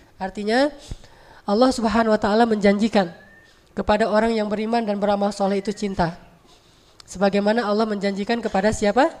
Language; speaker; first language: Indonesian; native; Indonesian